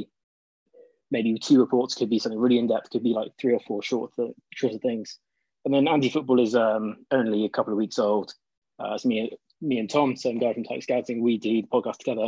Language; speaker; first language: English; native; English